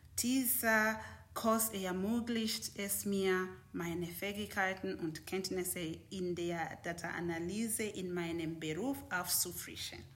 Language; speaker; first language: German; non-native, fluent; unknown